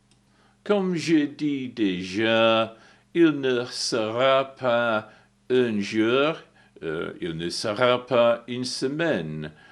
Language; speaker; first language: French; non-native, learner; English